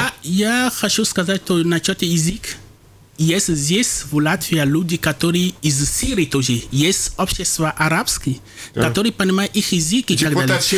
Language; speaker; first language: Russian; non-native, fluent; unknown